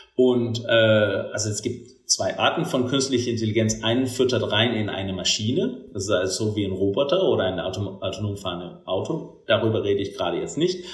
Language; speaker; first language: German; non-native, fluent; Danish